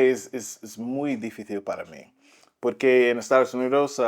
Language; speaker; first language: Spanish; non-native, learner; English